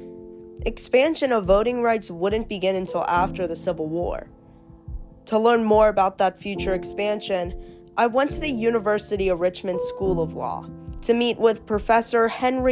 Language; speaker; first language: English; native; English